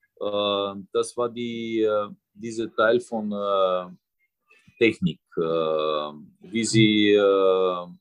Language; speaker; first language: German; non-native, fluent; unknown